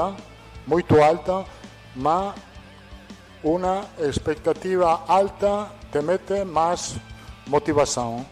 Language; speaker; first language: Portuguese; non-native, fluent; Italian